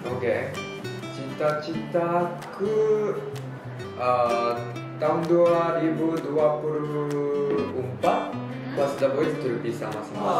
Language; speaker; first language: Indonesian; non-native, learner; Japanese